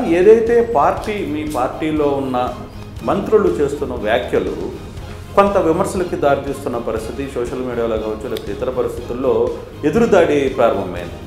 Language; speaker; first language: Telugu; native; Telugu